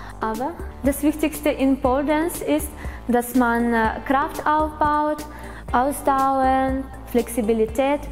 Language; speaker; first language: German; non-native, fluent; Ukrainian